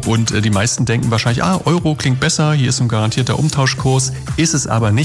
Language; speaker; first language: German; native; German